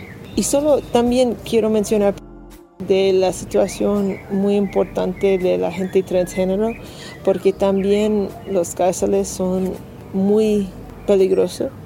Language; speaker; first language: Spanish; non-native, learner; English